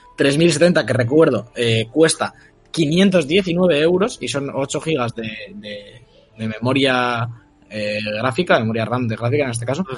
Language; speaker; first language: Spanish; native; Spanish